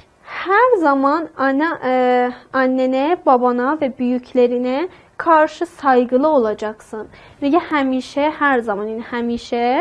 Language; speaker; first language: Turkish; non-native, learner; Persian